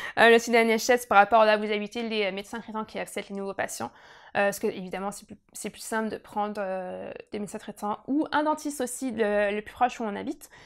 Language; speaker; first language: French; native; French